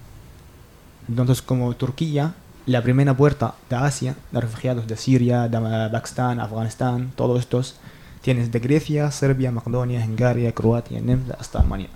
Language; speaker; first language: Spanish; non-native, learner; Arabic